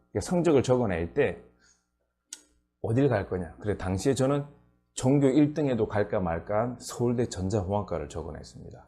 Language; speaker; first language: Korean; native; Korean